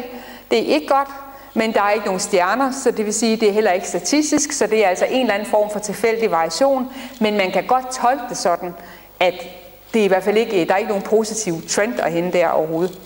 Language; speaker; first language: Danish; native; Danish